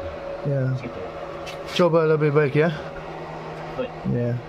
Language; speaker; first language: Indonesian; non-native, learner; English